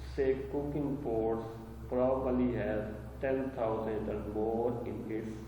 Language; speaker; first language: English; non-native, local second language; Urdu